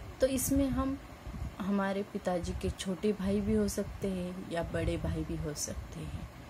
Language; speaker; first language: Hindi; non-native, local second language; Marathi